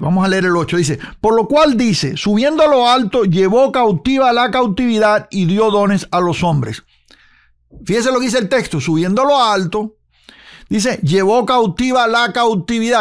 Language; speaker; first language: Spanish; native; Spanish